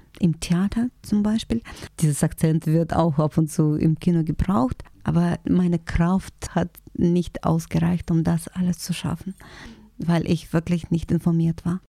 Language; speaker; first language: German; non-native, fluent; Russian